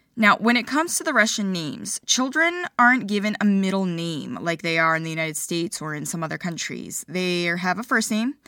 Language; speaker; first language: English; early bilingual, other home language; Ukrainian